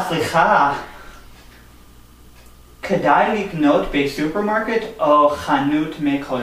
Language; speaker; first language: Hebrew; non-native, learner; English